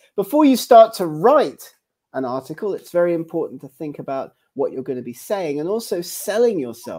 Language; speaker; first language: English; native; English